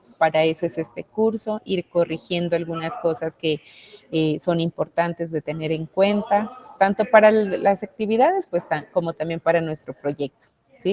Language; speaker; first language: Spanish; native; Spanish